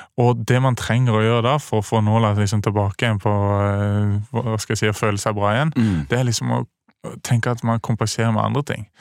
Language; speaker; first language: Norwegian; native; Norwegian